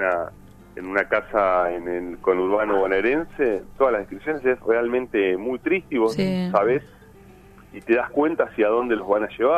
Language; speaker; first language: Spanish; native; Spanish